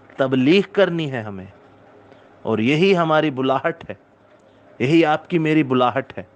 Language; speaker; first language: Urdu; non-native, local second language; Punjabi